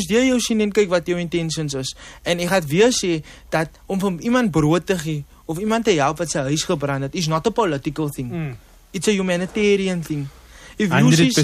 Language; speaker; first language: English; native; English